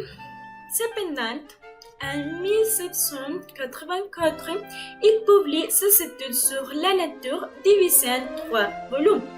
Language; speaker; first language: French; non-native, learner; Spanish